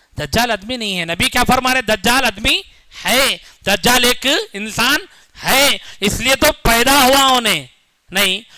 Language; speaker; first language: Urdu; native; Urdu